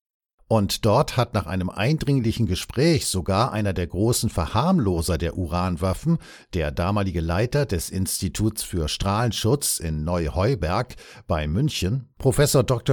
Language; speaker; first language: German; native; German